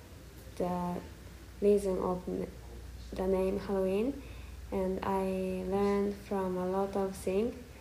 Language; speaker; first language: English; non-native, learner; Japanese